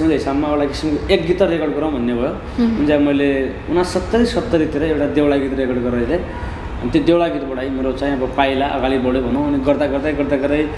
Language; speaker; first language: Nepali; native; Nepali